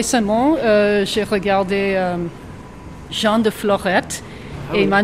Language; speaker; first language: French; non-native, fluent; English